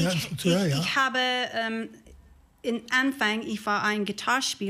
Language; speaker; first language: German; non-native, learner; English